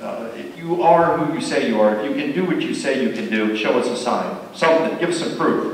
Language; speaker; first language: English; native; English